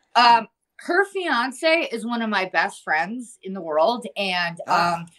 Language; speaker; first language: English; native; English